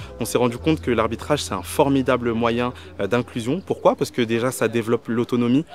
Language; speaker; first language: French; native; French